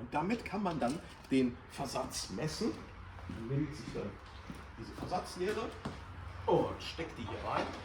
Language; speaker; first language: German; native; German